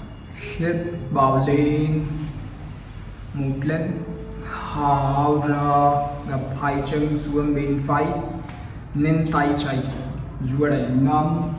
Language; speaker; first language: Vietnamese; non-native, learner; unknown